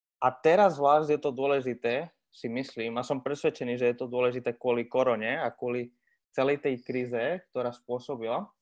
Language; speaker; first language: Slovak; non-native, fluent; Spanish